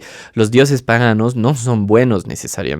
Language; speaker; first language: Spanish; native; Spanish